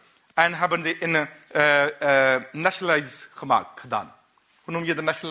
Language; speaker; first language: Dutch; non-native, learner; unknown